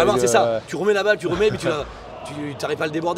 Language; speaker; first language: French; native; French